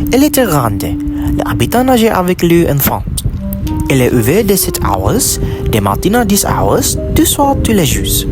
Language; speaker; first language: French; non-native, learner; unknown